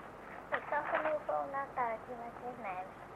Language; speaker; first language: Portuguese; early bilingual, heritage; Portuguese